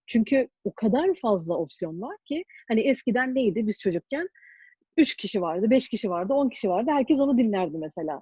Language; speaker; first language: Turkish; early bilingual, heritage; Turkish